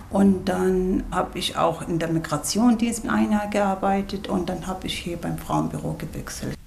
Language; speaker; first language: German; non-native, fluent; Arabic